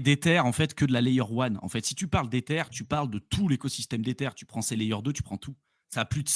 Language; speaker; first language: French; native; French